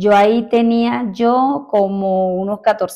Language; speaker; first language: Spanish; native; Spanish